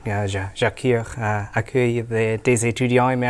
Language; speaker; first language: French; non-native, learner; English